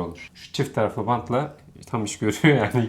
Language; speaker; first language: Turkish; native; Turkish